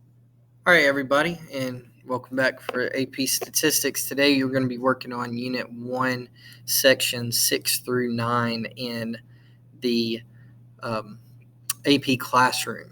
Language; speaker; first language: English; native; English